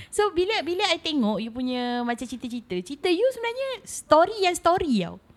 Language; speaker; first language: Malay; native; Malay